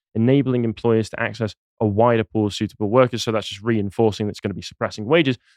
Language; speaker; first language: English; native; English